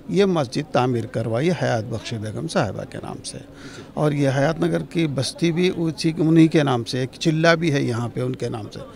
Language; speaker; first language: Hindi; non-native, local second language; Urdu